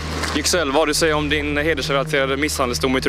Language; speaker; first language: Swedish; native; Swedish